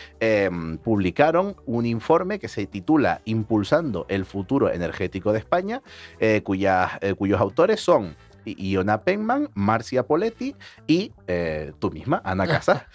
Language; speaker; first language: Spanish; native; Spanish